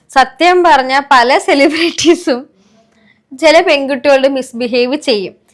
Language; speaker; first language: Malayalam; native; Malayalam